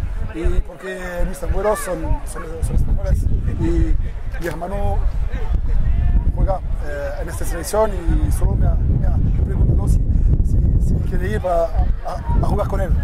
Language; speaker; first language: Spanish; non-native, learner; French